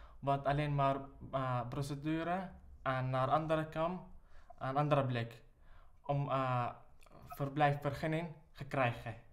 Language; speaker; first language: Dutch; non-native, learner; Arabic